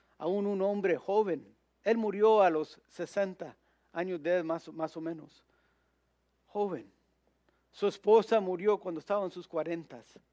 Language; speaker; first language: Spanish; early bilingual, heritage; Spanish